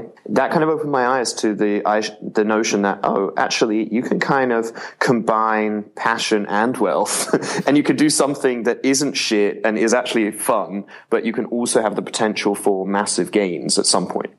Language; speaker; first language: English; native; English